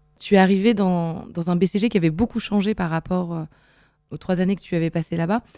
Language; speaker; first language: French; native; French